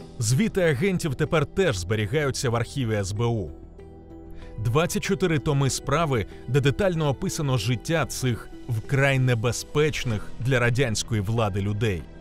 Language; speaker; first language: Ukrainian; native; Ukrainian